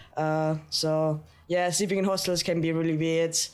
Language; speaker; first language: English; non-native, fluent; German